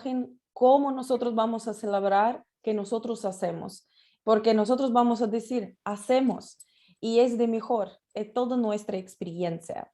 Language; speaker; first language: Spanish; non-native, learner; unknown